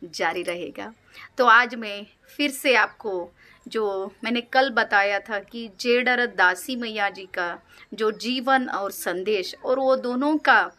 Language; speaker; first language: Hindi; non-native, local second language; Kannada